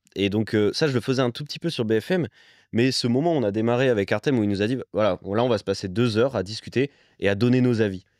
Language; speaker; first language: French; native; French